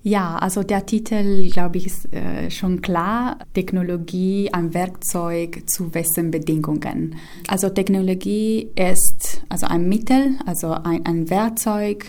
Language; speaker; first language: German; non-native, fluent; Italian